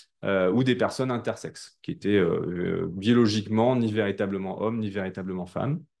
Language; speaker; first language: French; native; French